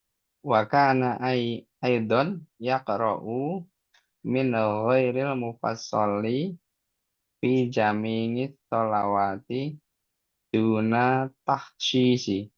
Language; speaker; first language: Arabic; non-native, learner; Indonesian